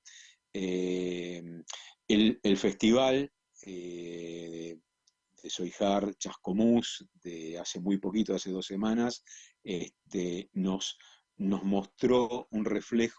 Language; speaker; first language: Spanish; native; Spanish